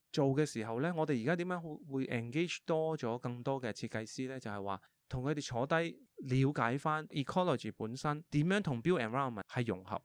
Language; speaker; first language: Cantonese; early bilingual, heritage; Cantonese